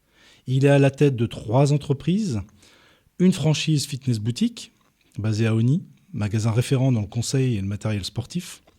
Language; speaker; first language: French; native; French